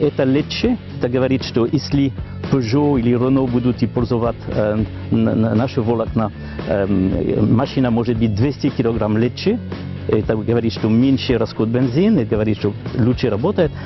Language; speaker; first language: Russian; non-native, learner; French